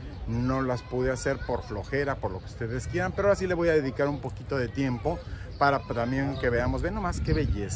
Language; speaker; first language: Spanish; native; Spanish